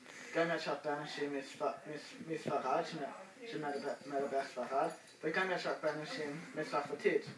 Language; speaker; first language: Hebrew; non-native, learner; English